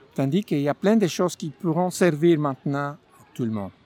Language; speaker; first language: French; non-native, fluent; Spanish